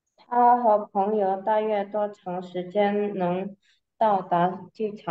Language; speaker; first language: Chinese; non-native, learner; Indonesian